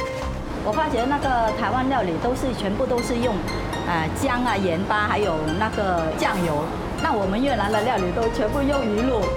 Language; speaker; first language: Chinese; early bilingual, other home language; Vietnamese